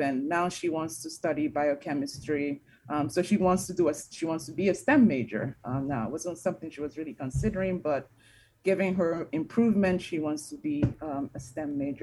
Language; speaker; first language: English; non-native, local second language; Igbo